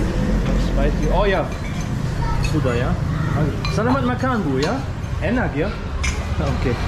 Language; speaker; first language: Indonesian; non-native, learner; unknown